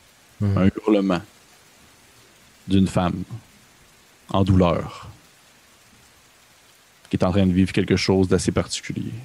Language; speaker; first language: French; native; French